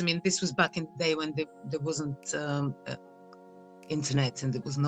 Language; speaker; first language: English; non-native, fluent; Bulgarian